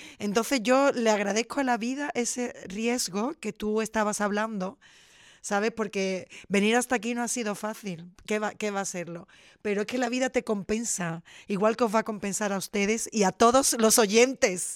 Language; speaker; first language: Spanish; native; Spanish